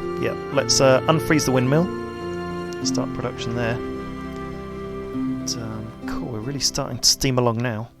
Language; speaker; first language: English; native; English